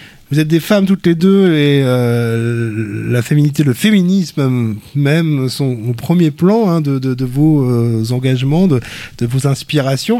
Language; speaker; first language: French; native; French